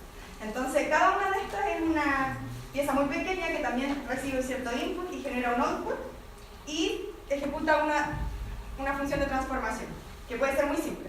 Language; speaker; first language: Spanish; native; Spanish